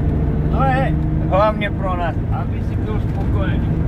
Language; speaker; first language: Czech; non-native, learner; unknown